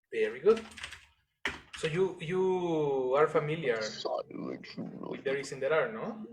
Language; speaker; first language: English; non-native, fluent; Spanish